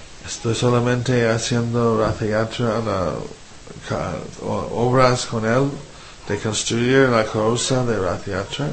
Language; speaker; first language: Spanish; non-native, fluent; English